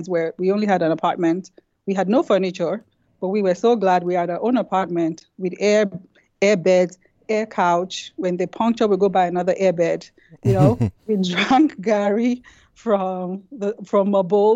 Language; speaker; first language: English; non-native, local second language; Yoruba